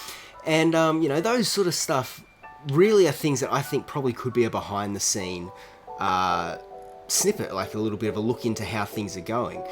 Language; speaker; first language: English; native; English